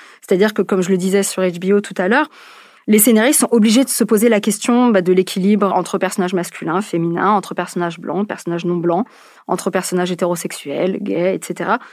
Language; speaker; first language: French; native; French